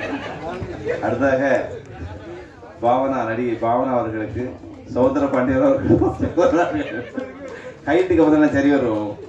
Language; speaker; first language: Tamil; native; Tamil